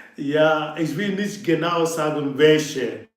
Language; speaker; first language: German; non-native, fluent; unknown